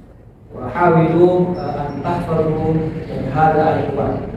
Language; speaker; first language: Arabic; non-native, fluent; Indonesian